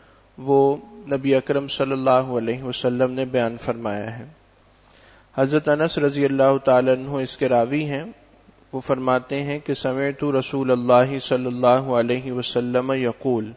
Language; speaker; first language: Urdu; native; Urdu